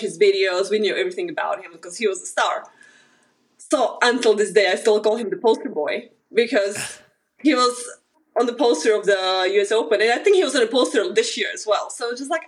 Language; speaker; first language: English; non-native, fluent; Slovak